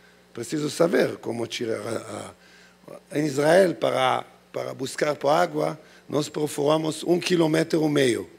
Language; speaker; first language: Portuguese; non-native, learner; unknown